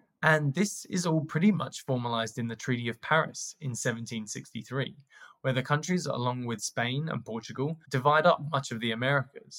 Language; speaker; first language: English; native; English